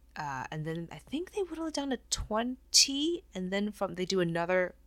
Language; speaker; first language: English; non-native, fluent; Chinese